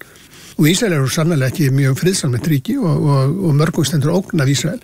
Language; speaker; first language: Icelandic; native; Icelandic